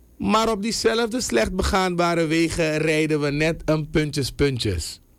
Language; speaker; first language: Dutch; native; Dutch